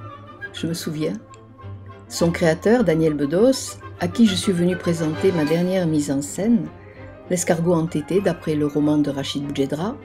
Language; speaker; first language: French; native; French